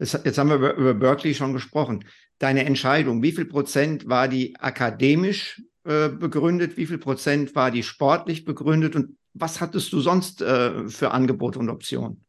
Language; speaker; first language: German; native; German